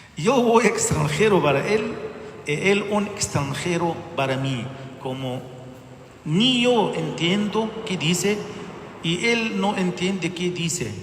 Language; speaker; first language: Spanish; non-native, learner; Arabic